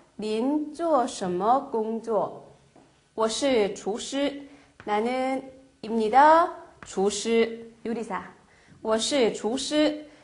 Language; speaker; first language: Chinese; non-native, fluent; Korean